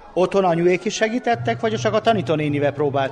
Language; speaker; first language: Hungarian; native; Hungarian